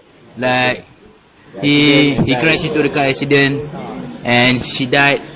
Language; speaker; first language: English; non-native, fluent; Malay